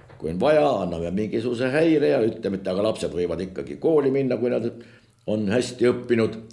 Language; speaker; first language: Estonian; native; Estonian